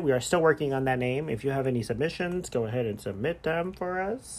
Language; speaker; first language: English; early bilingual, other home language; Spanish